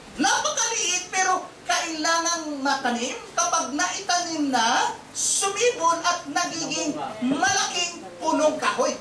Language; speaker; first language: Filipino; non-native, local second language; Cebuano